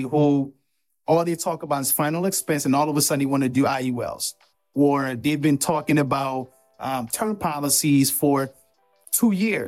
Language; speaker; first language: English; non-native, local second language; Yoruba